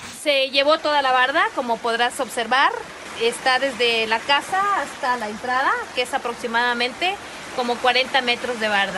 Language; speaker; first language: Spanish; native; Spanish